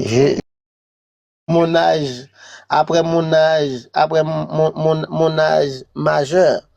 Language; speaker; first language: French; non-native, learner; Spanish